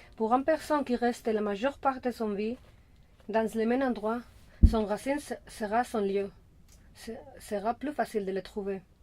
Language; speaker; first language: French; non-native, fluent; Spanish